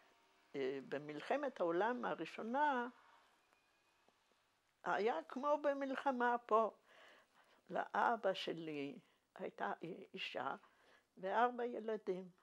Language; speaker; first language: Hebrew; non-native, fluent; Yiddish